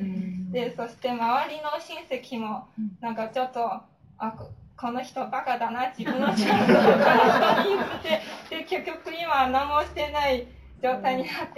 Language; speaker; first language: Japanese; non-native, fluent; Chinese